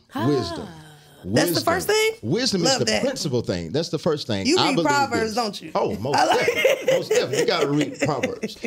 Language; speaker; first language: English; native; English